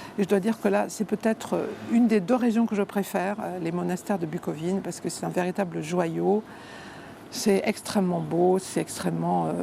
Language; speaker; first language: French; native; French